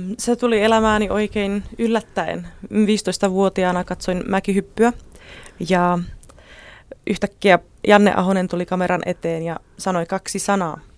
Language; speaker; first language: Finnish; non-native, fluent; Czech